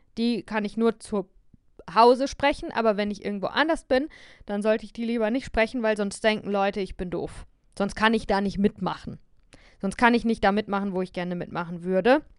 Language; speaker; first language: German; native; German